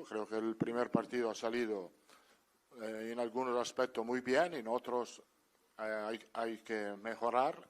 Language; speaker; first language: Spanish; non-native, fluent; Italian